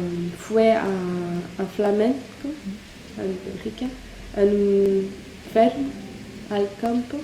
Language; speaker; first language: Spanish; non-native, learner; French